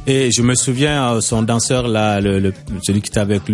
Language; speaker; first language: French; non-native, local second language; Bambara